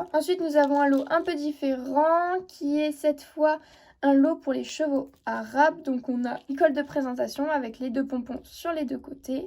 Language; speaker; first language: French; native; French